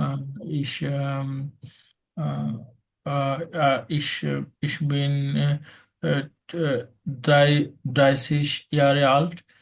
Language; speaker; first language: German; non-native, learner; Bangla